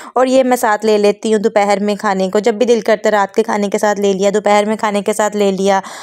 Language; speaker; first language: Urdu; non-native, local second language; Punjabi